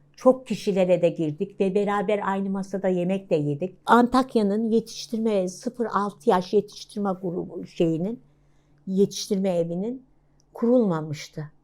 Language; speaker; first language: Turkish; native; Turkish